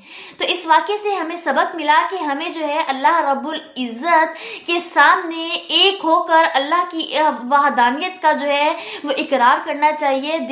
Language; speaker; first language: Urdu; native; Urdu